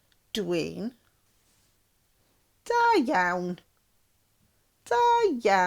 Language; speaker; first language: Welsh; non-native, local second language; English